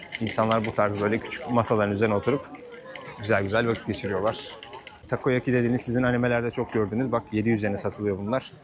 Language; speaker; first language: Turkish; native; Turkish